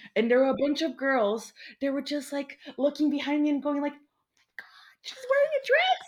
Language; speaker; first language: English; non-native, fluent; Portuguese